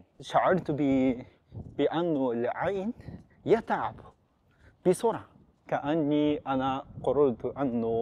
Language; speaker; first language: Arabic; non-native, fluent; Japanese